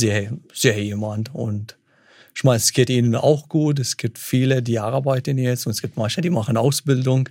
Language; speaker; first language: German; non-native, fluent; Arabic